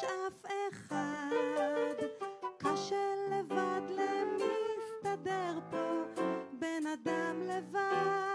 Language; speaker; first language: Hebrew; non-native, learner; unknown